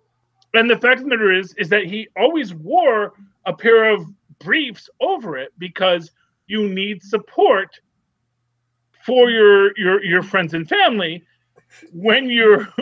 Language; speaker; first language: English; native; English